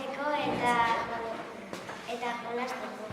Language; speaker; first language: Basque; non-native, local second language; Spanish